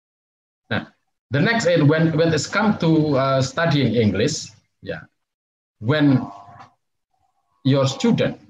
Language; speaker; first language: English; non-native, fluent; Javanese